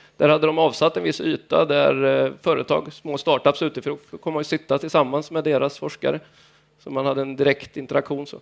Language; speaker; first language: Swedish; native; Swedish